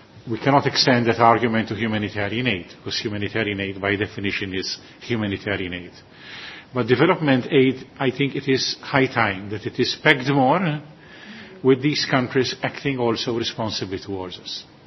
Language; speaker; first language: English; non-native, local second language; Maltese